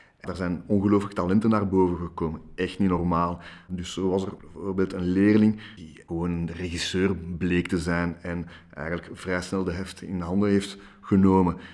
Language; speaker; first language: Dutch; non-native, local second language; French